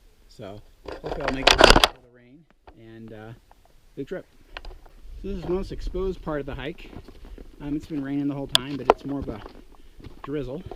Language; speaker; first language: English; native; English